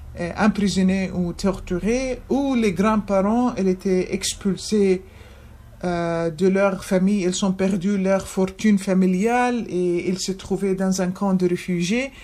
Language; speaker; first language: French; non-native, fluent; Arabic